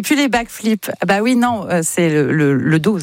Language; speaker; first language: French; native; French